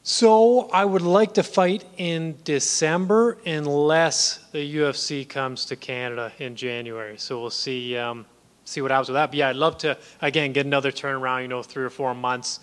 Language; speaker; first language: English; native; English